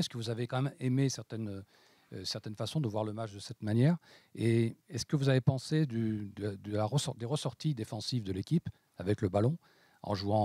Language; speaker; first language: French; native; French